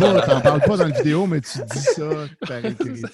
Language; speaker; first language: French; native; French